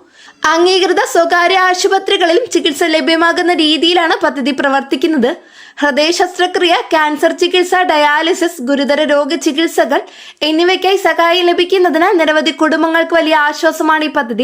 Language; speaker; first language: Malayalam; native; Malayalam